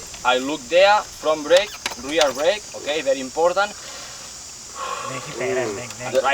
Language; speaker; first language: English; non-native, fluent; Spanish